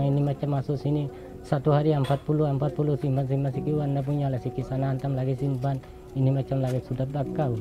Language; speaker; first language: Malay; non-native, learner; Rohingya